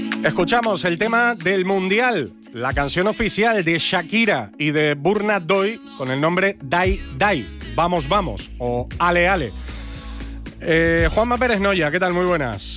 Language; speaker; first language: Spanish; native; Spanish